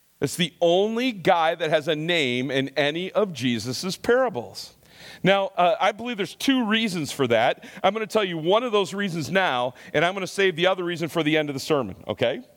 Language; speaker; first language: English; native; English